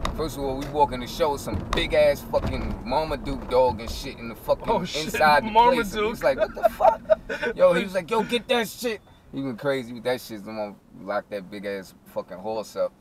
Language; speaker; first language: English; native; English